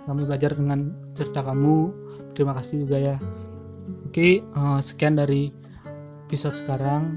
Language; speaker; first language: Indonesian; native; Indonesian